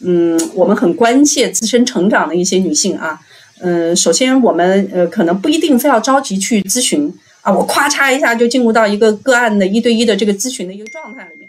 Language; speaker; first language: Chinese; native; Chinese